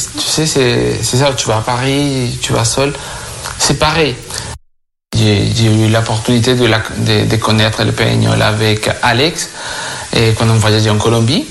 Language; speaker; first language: French; non-native, fluent; Spanish